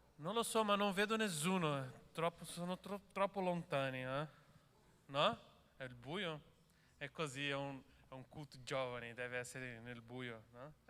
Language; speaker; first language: Italian; non-native, learner; Portuguese